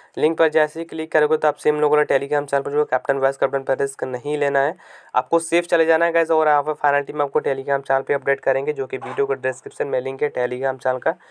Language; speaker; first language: Hindi; native; Hindi